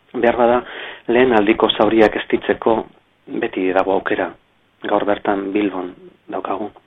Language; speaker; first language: Basque; native; Basque